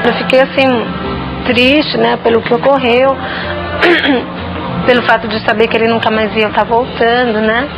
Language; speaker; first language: Portuguese; native; Portuguese